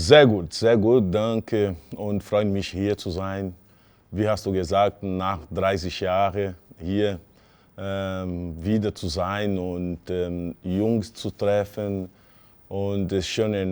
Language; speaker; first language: German; non-native, fluent; Portuguese